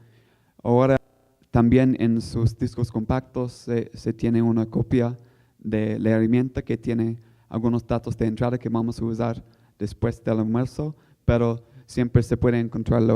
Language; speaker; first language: Spanish; non-native, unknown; English